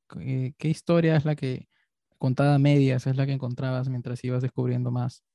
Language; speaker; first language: Spanish; native; Spanish